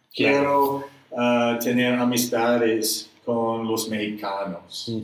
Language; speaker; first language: Spanish; non-native, learner; English